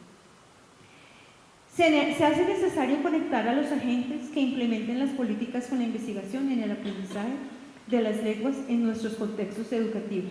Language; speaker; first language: Spanish; native; Spanish